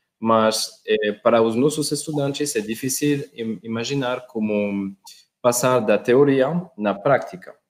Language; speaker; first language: Portuguese; non-native, learner; Spanish